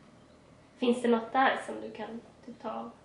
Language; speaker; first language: Swedish; native; Swedish